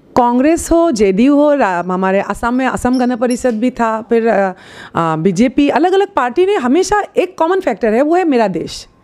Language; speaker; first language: Hindi; non-native, local second language; Assamese